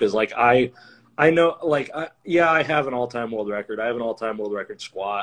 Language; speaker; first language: English; native; English